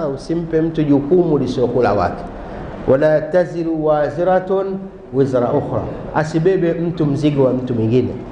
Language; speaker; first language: Swahili; native; Swahili